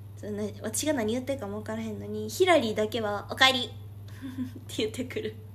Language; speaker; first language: Japanese; native; Japanese